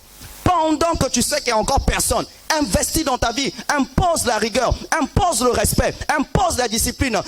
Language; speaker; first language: French; non-native, local second language; Lingala